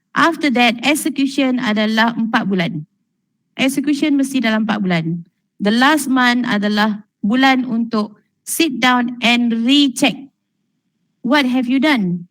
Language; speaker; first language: Malay; native; Malay